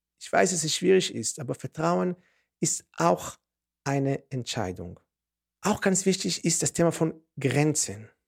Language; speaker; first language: German; non-native, fluent; Hebrew